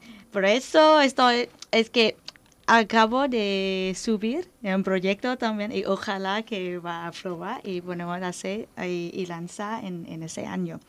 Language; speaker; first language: Spanish; non-native, learner; Thai